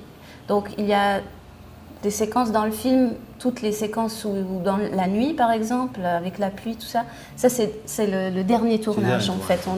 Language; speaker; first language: French; non-native, local second language; Arabic